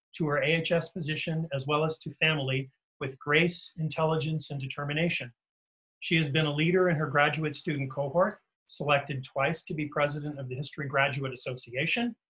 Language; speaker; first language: English; native; English